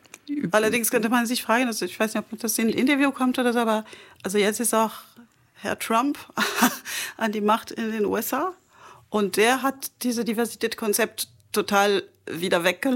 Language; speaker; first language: German; non-native, fluent; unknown